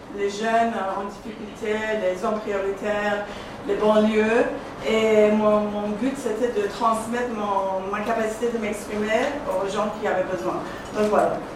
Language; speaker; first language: French; non-native, fluent; Persian